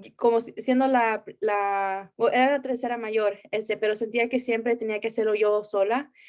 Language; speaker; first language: Spanish; early bilingual, heritage; Spanish